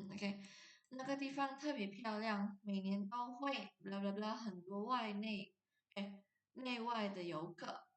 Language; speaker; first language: Chinese; non-native, fluent; Indonesian